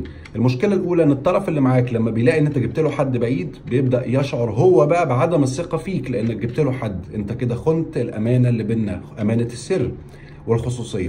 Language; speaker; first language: Arabic; native; Arabic